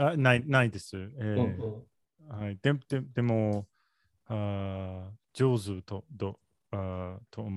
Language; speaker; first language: Japanese; non-native, learner; English